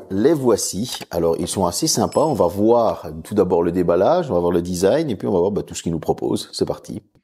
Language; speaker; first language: French; native; French